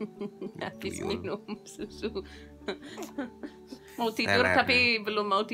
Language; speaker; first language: Indonesian; non-native, fluent; English